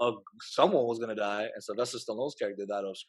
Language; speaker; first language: English; native; English